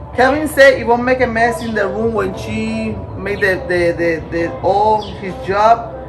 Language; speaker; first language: English; non-native, learner; Spanish